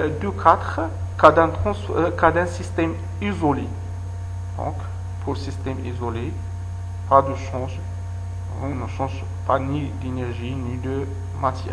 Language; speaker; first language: French; non-native, local second language; Arabic